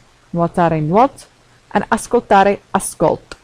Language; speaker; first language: Italian; non-native, fluent; English